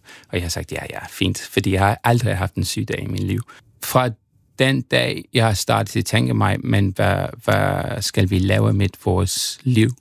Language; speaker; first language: Danish; non-native, fluent; English